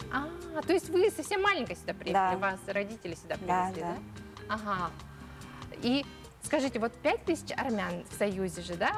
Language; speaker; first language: Russian; native; Russian